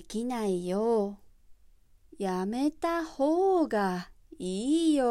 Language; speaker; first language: Japanese; native; Japanese